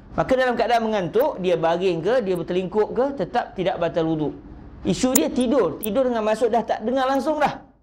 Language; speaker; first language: Malay; native; Malay